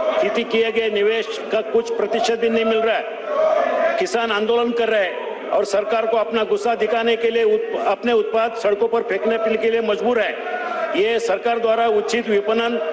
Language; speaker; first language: Hindi; non-native, local second language; Marathi